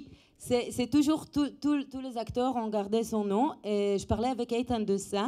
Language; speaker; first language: French; non-native, fluent; Hebrew